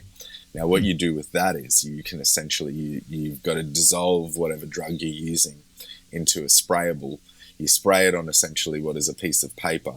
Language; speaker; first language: English; native; English